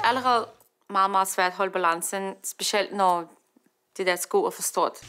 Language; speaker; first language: Danish; early bilingual, heritage; Danish